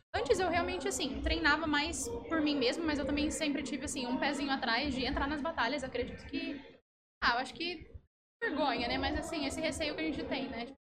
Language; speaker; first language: Portuguese; native; Portuguese